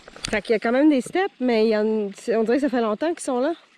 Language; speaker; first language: French; native; French